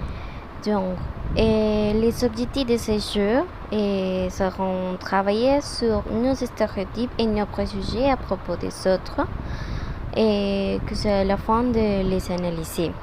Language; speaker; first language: French; non-native, learner; Spanish